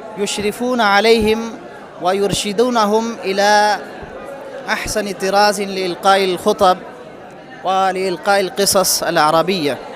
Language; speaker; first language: Arabic; non-native, fluent; Urdu